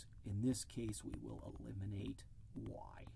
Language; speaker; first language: English; native; English